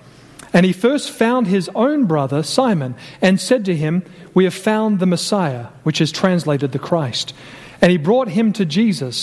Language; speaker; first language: English; native; English